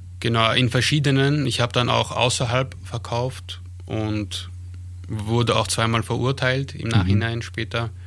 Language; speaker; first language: German; early bilingual, other home language; Armenian